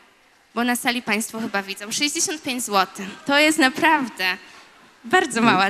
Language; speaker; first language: Polish; native; Polish